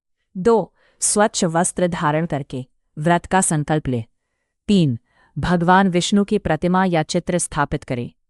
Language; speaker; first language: Hindi; native; Hindi